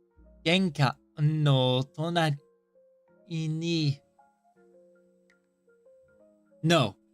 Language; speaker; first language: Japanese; non-native, learner; English